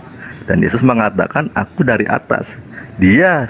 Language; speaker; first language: Indonesian; native; Indonesian